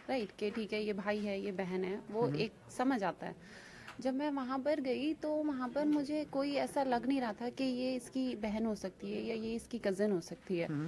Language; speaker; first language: Hindi; native; Hindi